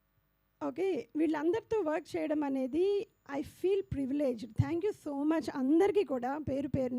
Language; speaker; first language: Telugu; native; Telugu